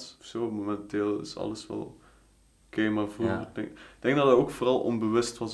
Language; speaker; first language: Dutch; native; Dutch